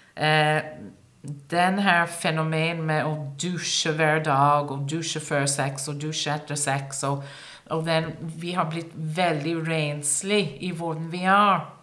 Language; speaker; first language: Norwegian; non-native, fluent; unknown